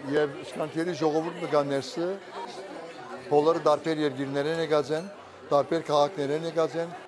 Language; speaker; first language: Armenian; early bilingual, heritage; Armenian